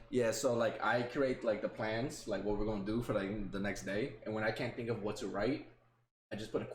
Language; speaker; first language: English; native; English